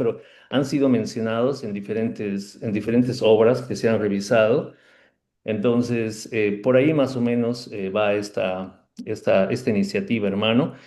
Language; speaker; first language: Spanish; native; Spanish